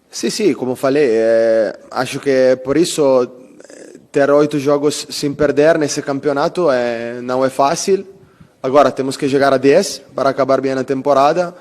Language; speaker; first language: Portuguese; non-native, fluent; Italian